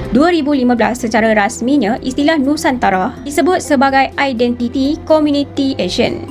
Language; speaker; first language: Malay; native; Malay